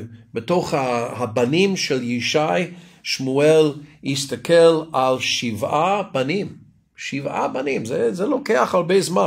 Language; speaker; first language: Hebrew; non-native, fluent; English